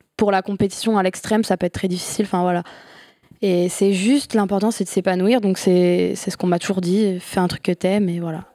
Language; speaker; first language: French; native; French